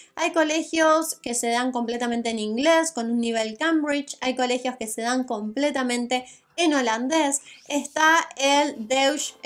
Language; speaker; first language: Spanish; native; Spanish